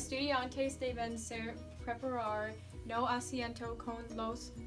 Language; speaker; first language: Spanish; non-native, learner; English